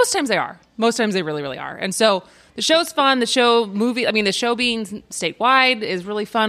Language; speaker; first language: English; native; English